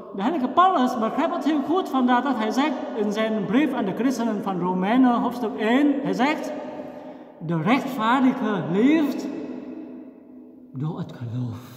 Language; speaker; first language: Dutch; non-native, fluent; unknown